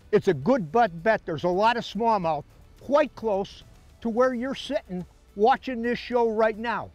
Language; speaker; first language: English; native; English